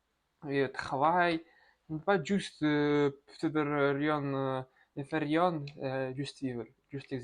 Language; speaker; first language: French; non-native, learner; Russian